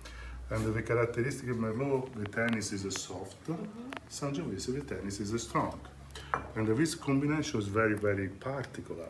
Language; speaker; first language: English; non-native, learner; Italian